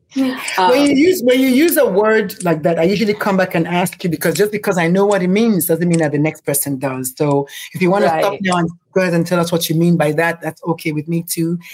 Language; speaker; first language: English; non-native, local second language; Igbo